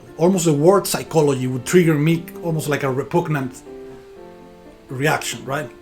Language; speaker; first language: English; non-native, fluent; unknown